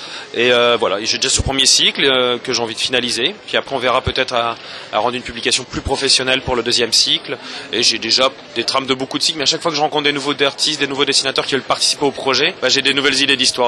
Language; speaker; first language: French; native; French